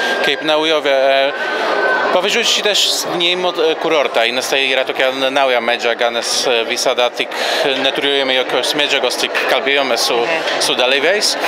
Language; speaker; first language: Lithuanian; non-native, fluent; Polish